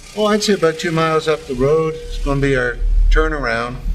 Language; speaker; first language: English; native; English